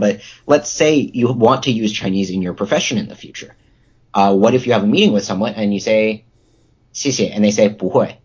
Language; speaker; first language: English; native; English